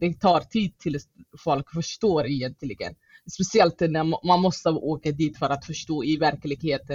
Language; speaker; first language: Swedish; non-native, fluent; Somali